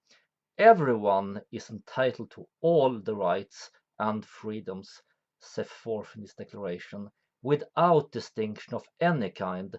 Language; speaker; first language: English; non-native, fluent; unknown